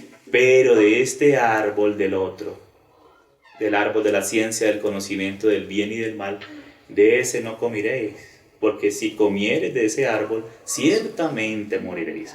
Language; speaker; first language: Spanish; native; Spanish